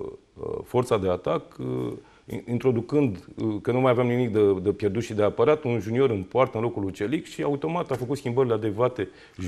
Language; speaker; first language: Romanian; native; Romanian